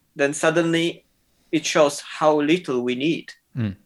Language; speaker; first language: English; non-native, fluent; Polish